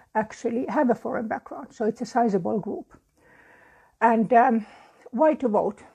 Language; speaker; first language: English; non-native, fluent; Finnish